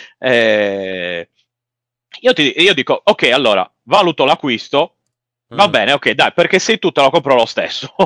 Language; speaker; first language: Italian; native; Italian